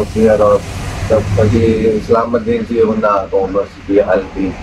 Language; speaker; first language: Filipino; non-native, learner; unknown